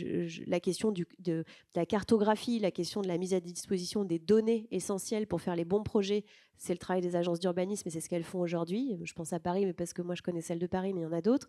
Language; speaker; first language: French; native; French